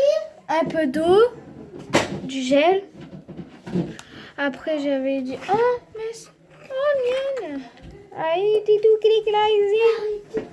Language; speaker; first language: French; native; French